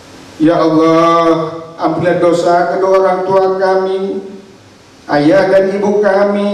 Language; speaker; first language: Indonesian; native; Indonesian